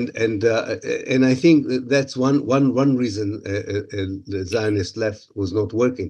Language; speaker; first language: English; non-native, fluent; Hebrew